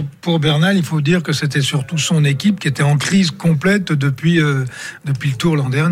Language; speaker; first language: French; native; French